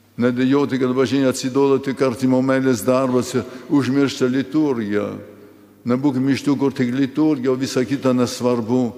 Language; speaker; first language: Lithuanian; early bilingual, heritage; Lithuanian